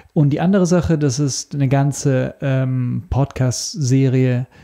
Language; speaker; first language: German; non-native, fluent; Italian